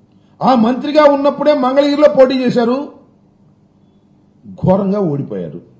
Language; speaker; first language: Telugu; native; Telugu